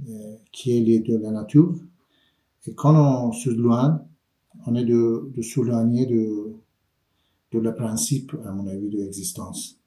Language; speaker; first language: French; non-native, fluent; Persian